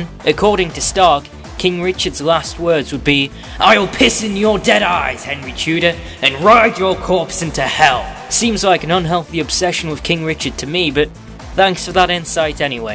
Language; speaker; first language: English; native; English